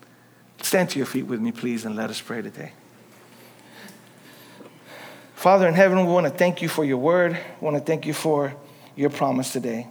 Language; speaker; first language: English; native; English